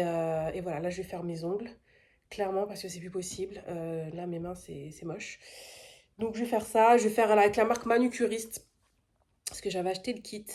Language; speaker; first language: French; native; French